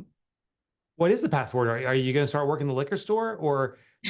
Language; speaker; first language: English; native; English